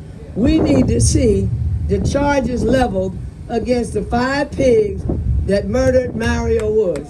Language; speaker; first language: English; native; English